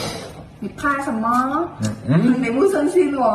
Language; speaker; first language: Chinese; non-native, learner; Vietnamese